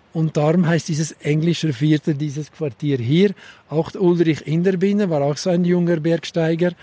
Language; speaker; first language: German; native; German